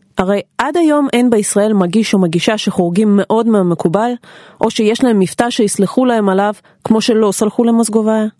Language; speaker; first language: Hebrew; non-native, fluent; Russian